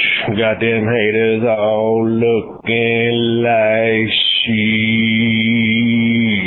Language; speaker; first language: English; native; English